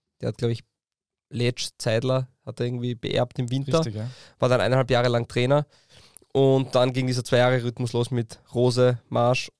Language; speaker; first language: German; native; German